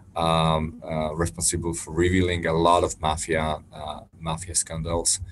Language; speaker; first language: English; non-native, fluent; Slovak